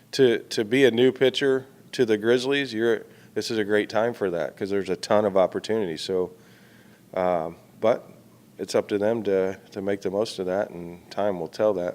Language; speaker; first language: English; native; English